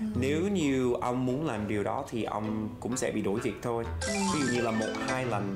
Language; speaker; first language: Vietnamese; non-native, fluent; English